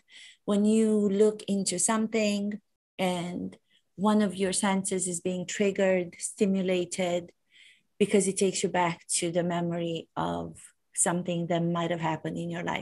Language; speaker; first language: English; non-native, fluent; Romanian